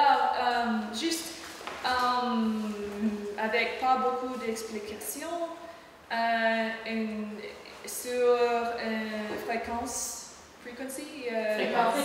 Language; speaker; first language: French; non-native, learner; English